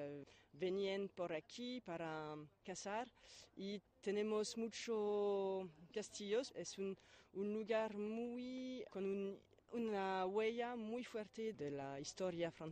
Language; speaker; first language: Spanish; non-native, fluent; French